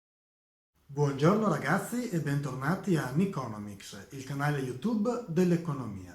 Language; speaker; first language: Italian; native; Italian